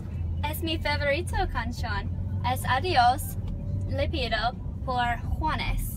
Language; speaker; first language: Spanish; non-native, learner; English